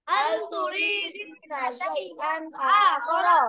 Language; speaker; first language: Arabic; non-native, learner; Bangla